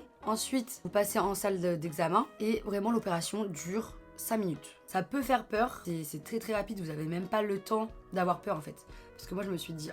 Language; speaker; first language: French; native; French